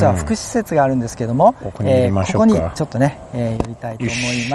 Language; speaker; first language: Japanese; native; Japanese